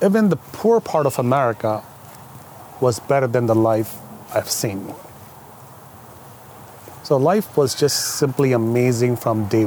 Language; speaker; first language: English; non-native, local second language; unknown